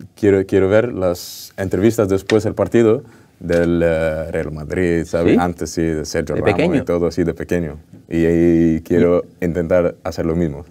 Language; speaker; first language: Spanish; non-native, learner; Dutch